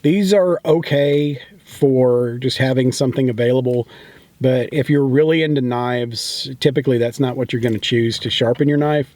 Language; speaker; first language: English; native; English